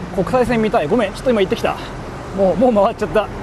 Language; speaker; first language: Japanese; native; Japanese